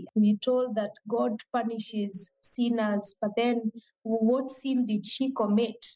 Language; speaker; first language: English; non-native, local second language; Meru